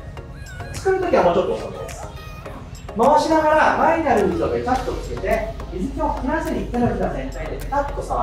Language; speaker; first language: Japanese; native; Japanese